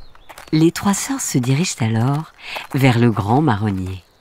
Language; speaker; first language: French; native; French